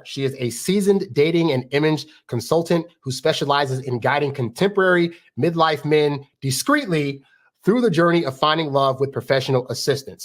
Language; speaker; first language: English; native; English